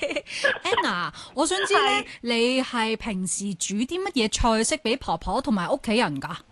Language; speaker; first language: Cantonese; native; Cantonese